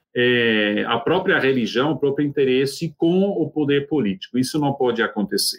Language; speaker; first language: Portuguese; non-native, fluent; Swiss German